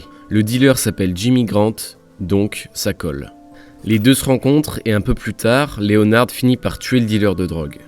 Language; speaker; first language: French; native; French